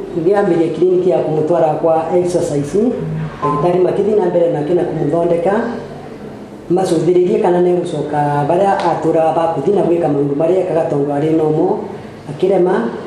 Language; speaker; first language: Kikuyu; non-native, local second language; Embu